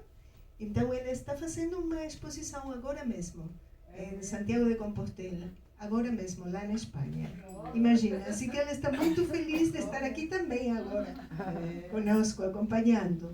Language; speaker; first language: Portuguese; non-native, fluent; Spanish